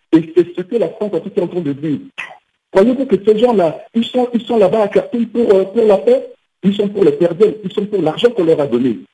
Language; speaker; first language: French; non-native, local second language; Sango